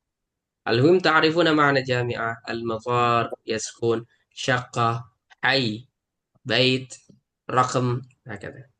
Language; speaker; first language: Arabic; non-native, fluent; Indonesian